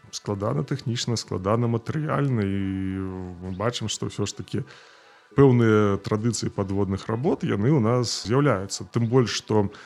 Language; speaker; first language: Belarusian; non-native, local second language; Russian